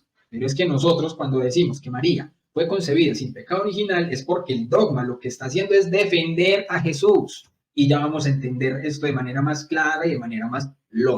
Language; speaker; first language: Spanish; native; Spanish